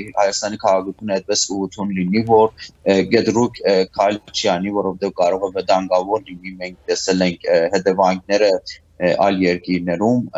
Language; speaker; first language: Armenian; early bilingual, heritage; Armenian